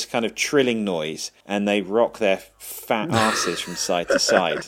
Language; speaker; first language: English; native; English